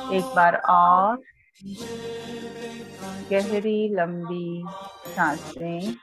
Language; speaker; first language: Hindi; native; Hindi